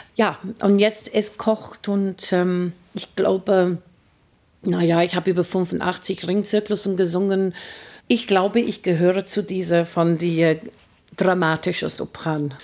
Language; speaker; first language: German; non-native, fluent; English